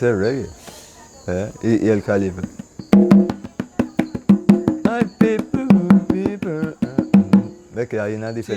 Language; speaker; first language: Spanish; non-native, local second language; English